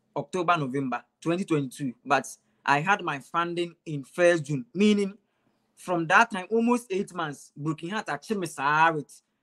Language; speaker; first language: English; non-native, local second language; Akan